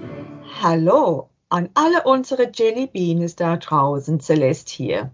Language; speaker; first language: German; non-native, learner; English